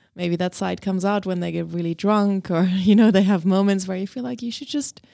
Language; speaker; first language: English; non-native, fluent; German